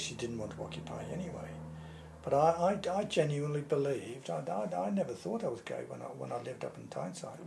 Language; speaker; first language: English; native; English